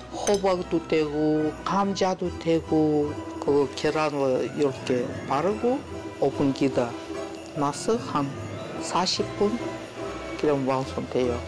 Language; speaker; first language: Korean; non-native, learner; Russian